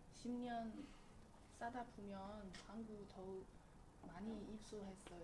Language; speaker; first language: Korean; non-native, learner; Chinese